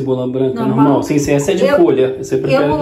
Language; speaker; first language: Portuguese; native; Portuguese